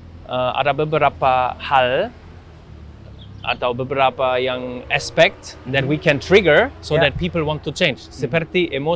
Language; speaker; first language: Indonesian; non-native, fluent; German